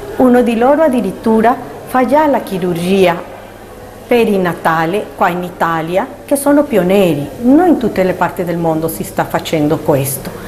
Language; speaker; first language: Italian; non-native, fluent; Spanish